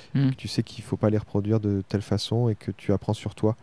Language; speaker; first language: French; native; French